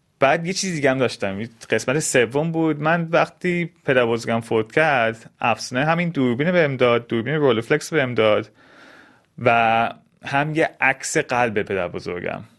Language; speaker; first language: Persian; early bilingual, heritage; Persian